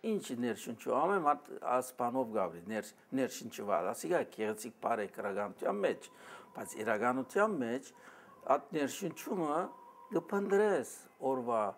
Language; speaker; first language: Armenian; early bilingual, heritage; Armenian